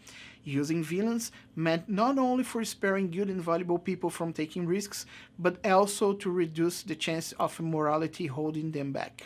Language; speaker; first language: English; non-native, fluent; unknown